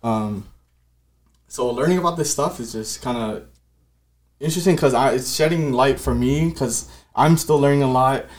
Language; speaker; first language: English; native; English